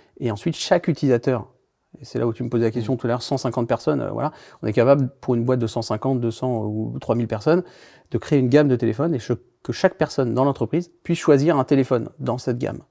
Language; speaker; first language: French; native; French